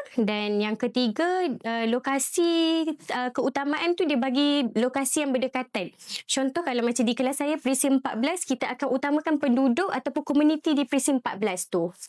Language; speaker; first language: Malay; native; Malay